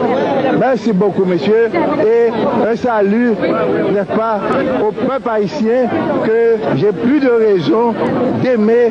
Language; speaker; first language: French; non-native, local second language; Haitian Creole